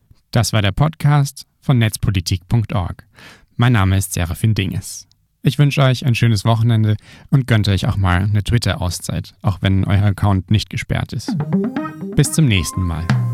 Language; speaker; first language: German; native; German